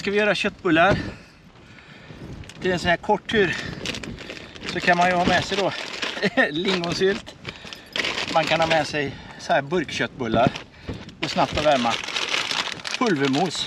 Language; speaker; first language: Swedish; native; Swedish